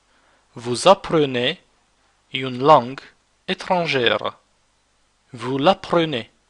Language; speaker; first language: French; non-native, fluent; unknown